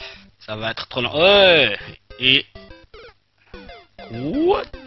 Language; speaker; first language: French; non-native, fluent; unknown